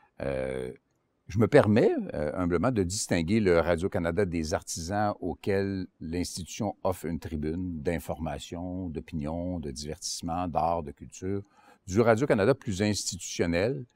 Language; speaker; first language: French; native; French